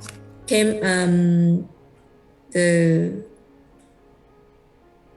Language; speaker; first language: English; non-native, learner; Vietnamese